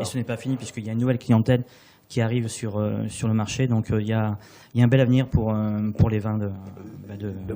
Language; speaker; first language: French; native; French